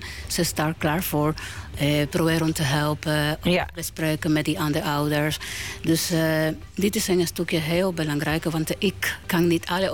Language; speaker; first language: Dutch; non-native, learner; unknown